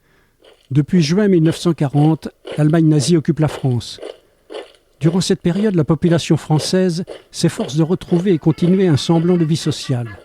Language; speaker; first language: French; native; French